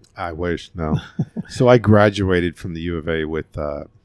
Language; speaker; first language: English; early bilingual, other home language; Hindi